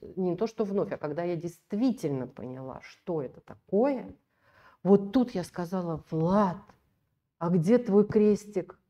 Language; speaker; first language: Russian; native; Russian